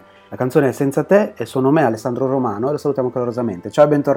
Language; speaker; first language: Italian; native; Italian